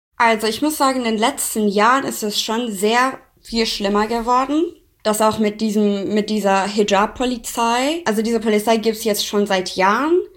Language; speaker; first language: German; non-native, fluent; Persian